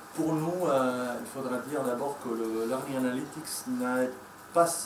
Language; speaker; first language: French; non-native, fluent; Spanish